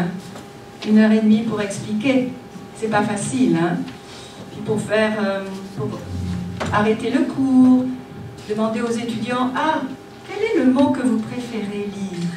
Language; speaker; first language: French; native; French